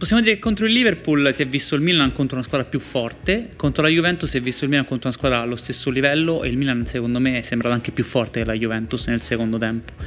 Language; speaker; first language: Italian; native; Italian